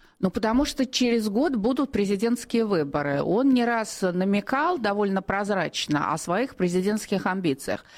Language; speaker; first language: Russian; native; Russian